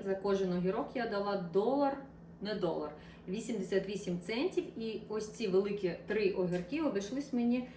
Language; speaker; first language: Ukrainian; non-native, local second language; Russian